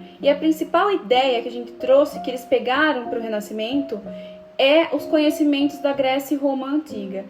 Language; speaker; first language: Portuguese; native; Portuguese